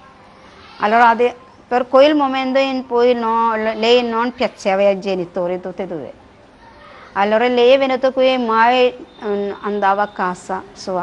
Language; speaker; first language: Italian; non-native, learner; Malayalam